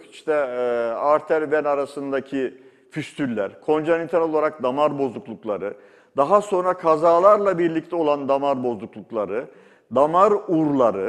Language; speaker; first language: Turkish; native; Turkish